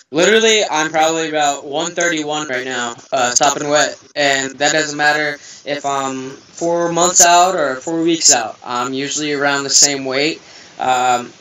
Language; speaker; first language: English; native; English